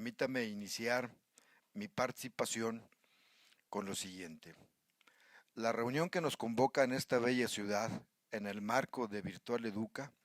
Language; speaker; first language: Spanish; native; Spanish